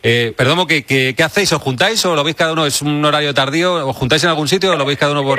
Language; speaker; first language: Spanish; native; Spanish